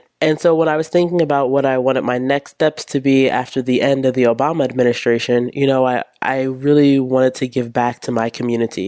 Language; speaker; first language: English; native; English